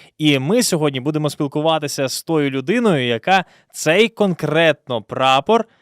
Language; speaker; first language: Ukrainian; native; Ukrainian